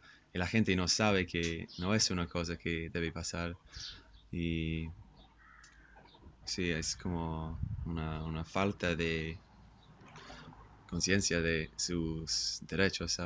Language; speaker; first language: Spanish; non-native, fluent; English